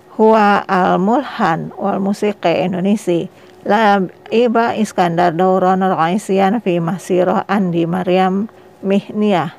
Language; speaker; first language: Arabic; non-native, fluent; Indonesian